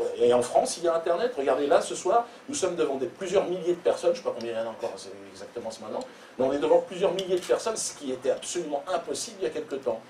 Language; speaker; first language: French; native; French